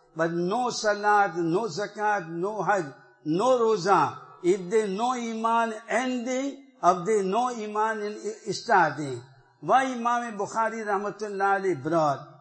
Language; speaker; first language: English; non-native, learner; Urdu